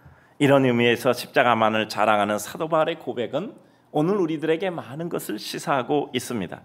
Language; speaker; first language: Korean; native; Korean